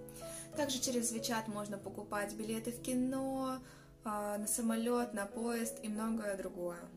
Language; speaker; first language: Russian; native; Russian